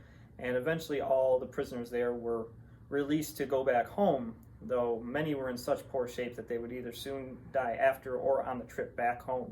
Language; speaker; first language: English; native; English